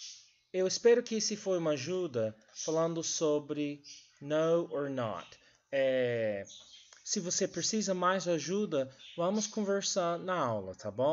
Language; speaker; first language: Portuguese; non-native, learner; English